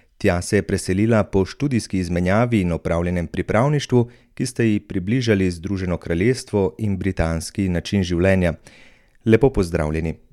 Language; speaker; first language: Slovenian; native; Slovenian